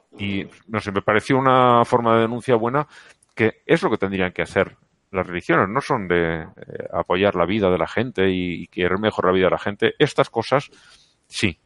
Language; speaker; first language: Spanish; native; Spanish